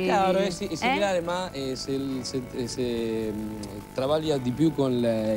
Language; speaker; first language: Italian; non-native, learner; Spanish